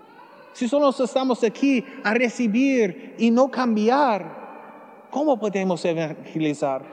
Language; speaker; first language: Spanish; non-native, learner; English